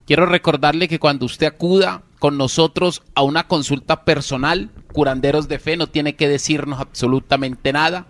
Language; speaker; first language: Spanish; native; Spanish